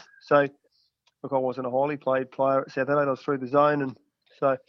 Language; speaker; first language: English; native; English